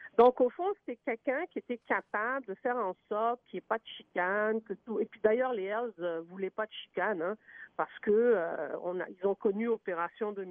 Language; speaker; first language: French; native; French